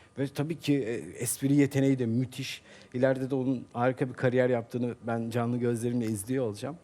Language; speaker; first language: Turkish; native; Turkish